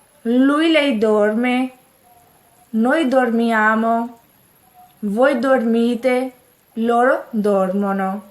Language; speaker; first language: Italian; non-native, fluent; Urdu